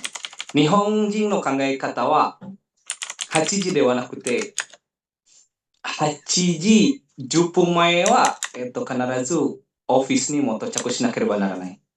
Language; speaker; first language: Japanese; non-native, fluent; Indonesian